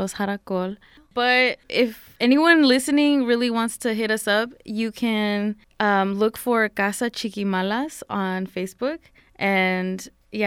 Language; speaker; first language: English; native; English